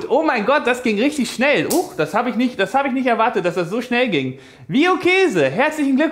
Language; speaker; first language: German; native; German